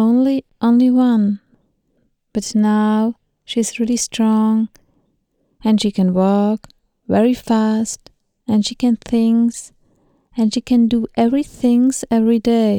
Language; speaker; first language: English; non-native, learner; Thai